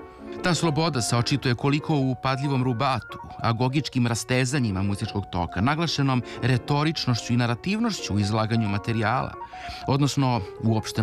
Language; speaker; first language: Serbian; native; Serbian